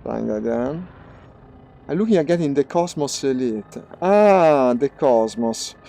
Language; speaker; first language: English; non-native, fluent; Italian